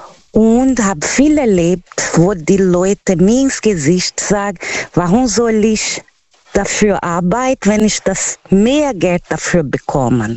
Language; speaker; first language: German; non-native, learner; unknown